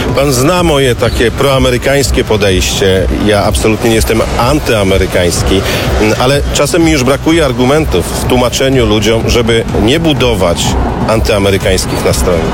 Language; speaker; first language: Polish; native; Polish